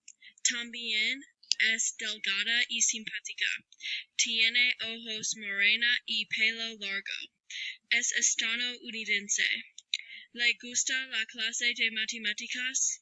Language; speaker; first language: Spanish; non-native, learner; English